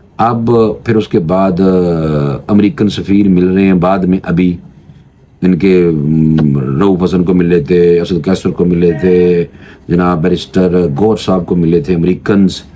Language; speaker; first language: Urdu; non-native, local second language; Punjabi